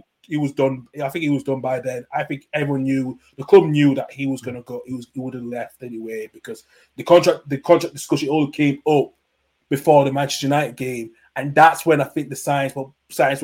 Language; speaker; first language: English; native; English